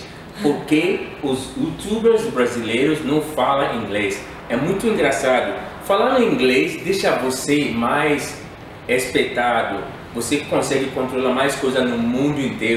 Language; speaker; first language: Portuguese; non-native, fluent; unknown